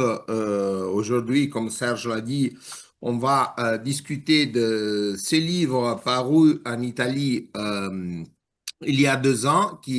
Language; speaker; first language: French; non-native, fluent; Italian